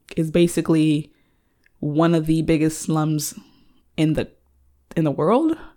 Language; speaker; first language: English; early bilingual, other home language; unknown